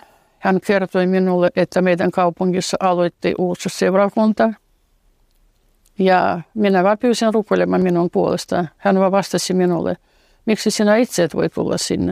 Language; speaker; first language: Finnish; non-native, fluent; Russian